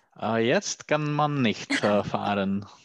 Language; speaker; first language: German; non-native, learner; Czech